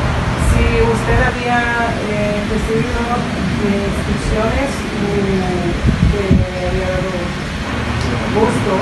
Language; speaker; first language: Spanish; non-native, learner; Haitian Creole